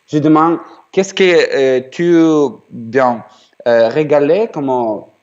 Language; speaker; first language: French; non-native, learner; Ukrainian